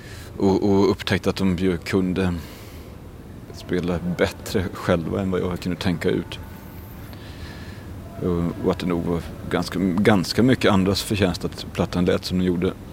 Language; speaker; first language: Swedish; native; Swedish